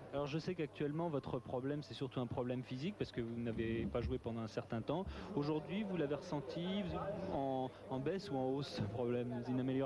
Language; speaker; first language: French; native; French